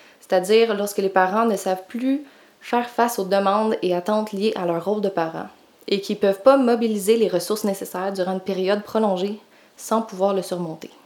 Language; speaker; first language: French; native; French